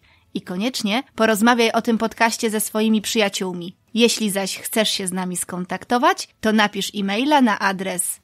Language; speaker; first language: Polish; native; Polish